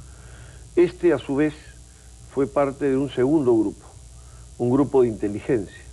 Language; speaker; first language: Spanish; native; Spanish